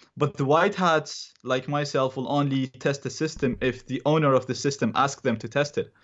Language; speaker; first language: English; non-native, fluent; Arabic